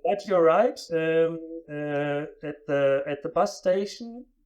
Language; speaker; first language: English; non-native, fluent; German